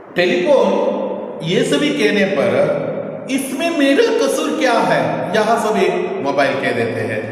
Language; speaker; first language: Hindi; non-native, local second language; Kannada